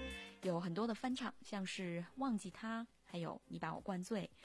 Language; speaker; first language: Chinese; native; Chinese